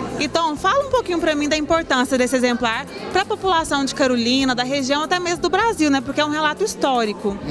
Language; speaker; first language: Portuguese; native; Portuguese